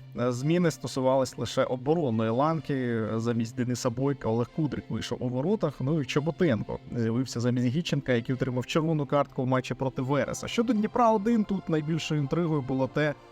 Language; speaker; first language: Ukrainian; native; Ukrainian